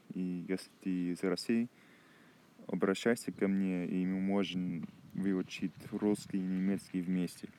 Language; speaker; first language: Russian; non-native, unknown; German